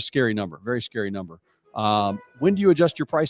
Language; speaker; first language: English; native; English